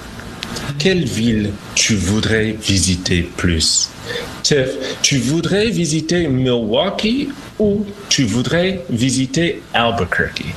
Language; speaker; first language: French; non-native, fluent; English